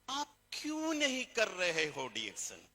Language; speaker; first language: Hindi; non-native, learner; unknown